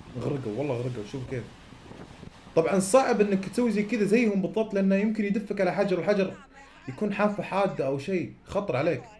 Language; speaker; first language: Arabic; native; Arabic